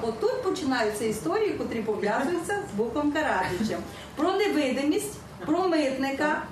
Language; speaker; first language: Ukrainian; native; Ukrainian